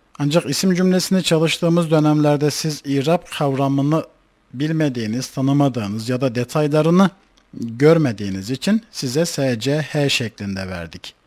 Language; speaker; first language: Turkish; native; Turkish